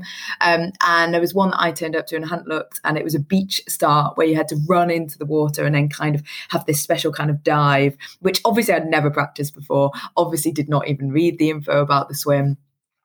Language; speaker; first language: English; native; English